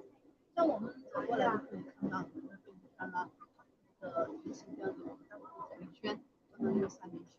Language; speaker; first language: Chinese; native; Chinese